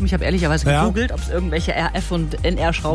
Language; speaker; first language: German; native; German